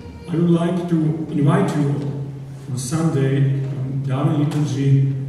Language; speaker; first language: English; non-native, learner; Slovak